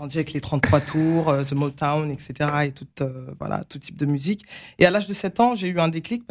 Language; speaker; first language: French; native; French